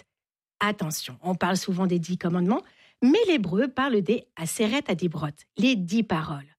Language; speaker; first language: French; native; French